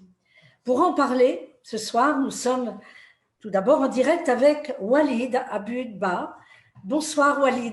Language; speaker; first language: French; native; French